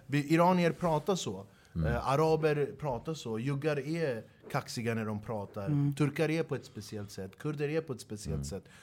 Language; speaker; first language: Swedish; early bilingual, other home language; Kurdish